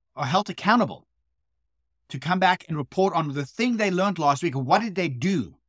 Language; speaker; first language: English; native; English